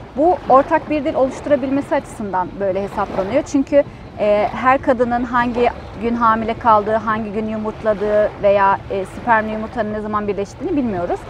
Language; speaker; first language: Turkish; native; Turkish